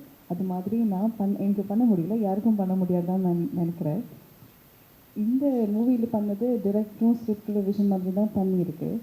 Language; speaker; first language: Tamil; early bilingual, heritage; Tamil